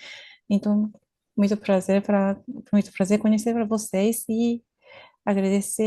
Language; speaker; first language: Portuguese; non-native, learner; Japanese